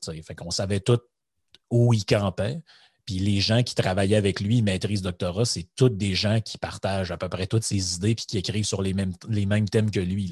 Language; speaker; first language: French; native; French